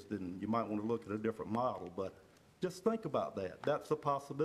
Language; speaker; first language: English; native; English